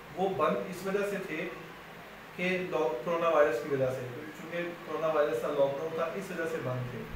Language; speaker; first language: Urdu; non-native, local second language; Punjabi